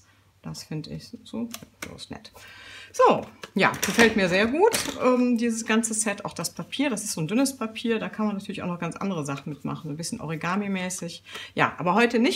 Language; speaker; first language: German; native; German